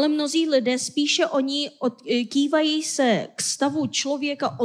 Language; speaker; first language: Czech; non-native, fluent; Korean